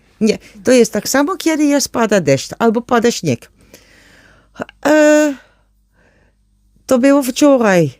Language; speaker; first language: Polish; non-native, learner; German